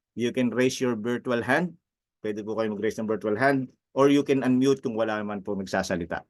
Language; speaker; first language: Filipino; native; Filipino